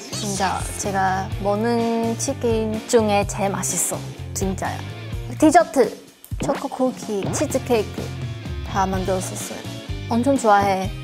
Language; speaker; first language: Korean; non-native, learner; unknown